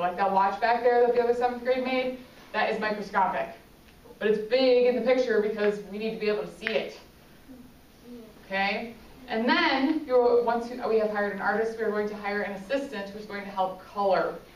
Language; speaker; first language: English; native; English